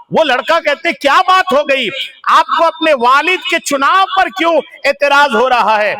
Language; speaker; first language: Urdu; native; Urdu